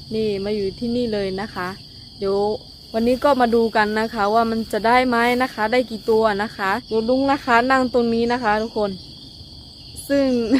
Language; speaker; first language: Thai; non-native, local second language; Akha